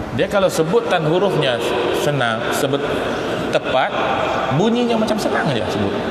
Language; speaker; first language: Malay; native; Malay